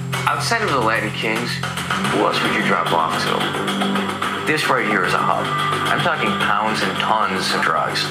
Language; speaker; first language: English; native; English